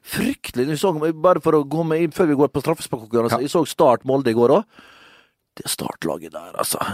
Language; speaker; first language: Norwegian; native; Norwegian